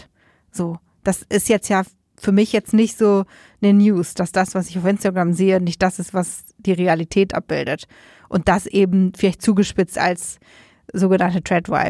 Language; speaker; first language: German; native; German